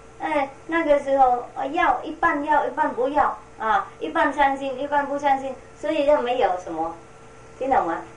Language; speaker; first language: Chinese; non-native, fluent; Vietnamese